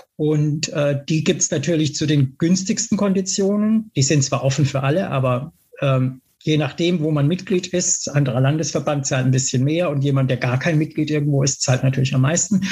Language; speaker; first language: German; native; German